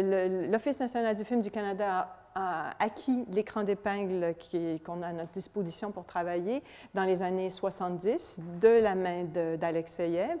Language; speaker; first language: French; native; French